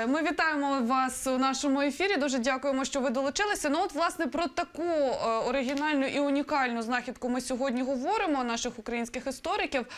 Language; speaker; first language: Ukrainian; native; Ukrainian